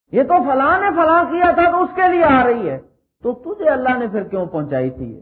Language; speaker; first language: Urdu; native; Urdu